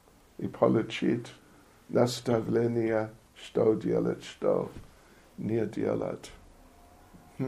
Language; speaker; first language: Russian; non-native, learner; English